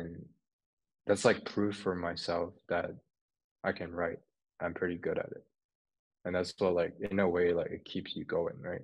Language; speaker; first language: English; non-native, local second language; Cantonese